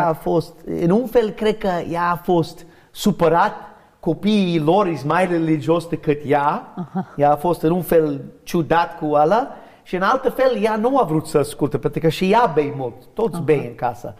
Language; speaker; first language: Romanian; non-native, learner; English